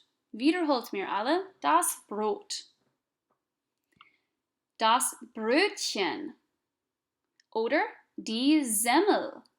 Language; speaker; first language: German; non-native, fluent; English